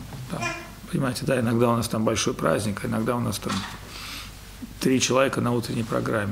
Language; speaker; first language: Russian; native; Russian